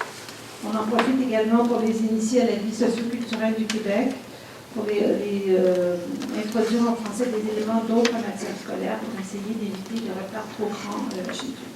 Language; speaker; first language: French; native; French